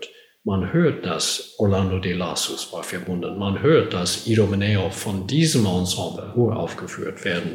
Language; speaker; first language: German; non-native, learner; English